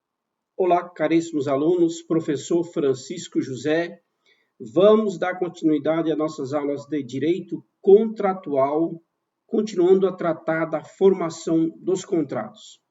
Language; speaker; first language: Portuguese; native; Portuguese